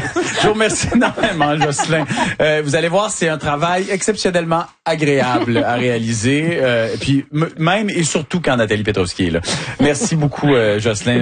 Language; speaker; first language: French; native; French